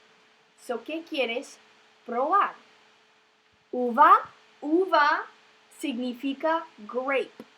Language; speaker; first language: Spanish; non-native, fluent; English